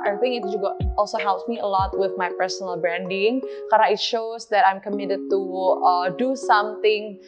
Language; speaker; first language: English; non-native, fluent; Indonesian